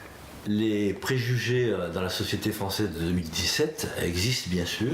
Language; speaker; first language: French; native; French